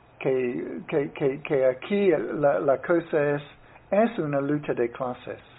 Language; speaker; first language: Spanish; non-native, fluent; English